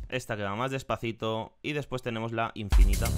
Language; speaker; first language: Spanish; native; Spanish